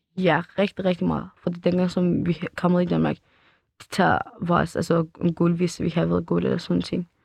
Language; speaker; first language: Danish; early bilingual, other home language; Kurdish